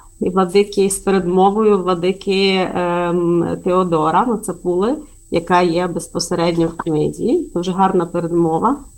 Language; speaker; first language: Ukrainian; native; Ukrainian